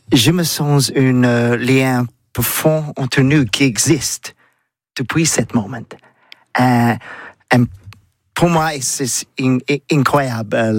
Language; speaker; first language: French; non-native, learner; English